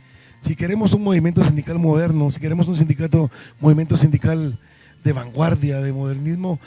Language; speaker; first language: Spanish; native; Spanish